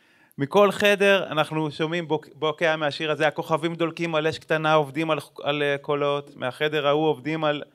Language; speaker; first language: Hebrew; native; Hebrew